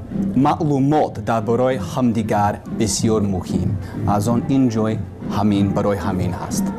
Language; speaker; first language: Persian; non-native, learner; English